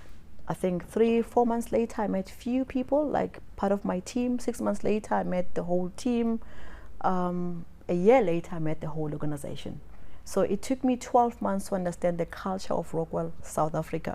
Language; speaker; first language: English; non-native, local second language; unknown